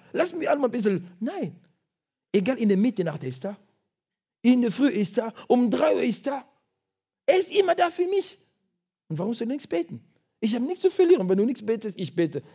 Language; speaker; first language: German; non-native, fluent; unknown